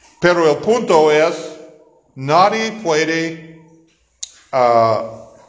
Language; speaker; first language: Spanish; non-native, fluent; English